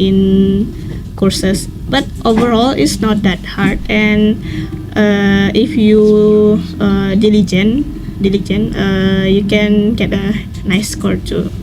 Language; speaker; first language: English; non-native, learner; Indonesian